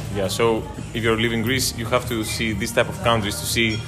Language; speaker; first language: English; non-native, fluent; Greek